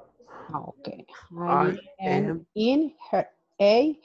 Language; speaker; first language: English; non-native, learner; Spanish